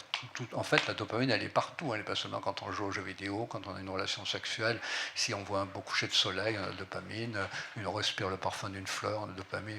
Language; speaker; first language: French; native; French